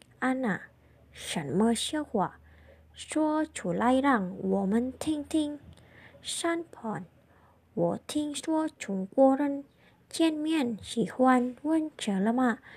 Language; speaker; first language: Chinese; non-native, learner; Indonesian